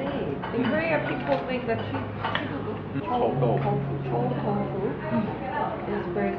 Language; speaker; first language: English; non-native, fluent; Korean